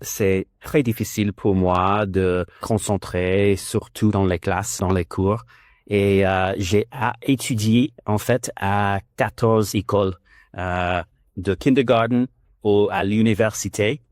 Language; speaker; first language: French; non-native, learner; English